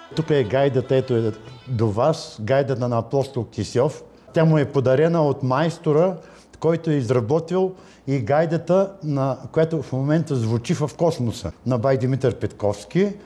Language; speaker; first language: Bulgarian; native; Bulgarian